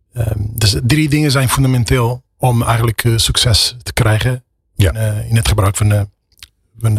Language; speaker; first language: Dutch; non-native, fluent; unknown